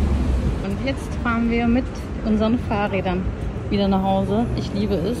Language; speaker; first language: German; early bilingual, other home language; Turkish